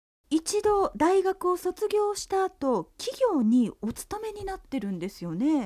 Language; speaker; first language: Japanese; native; Japanese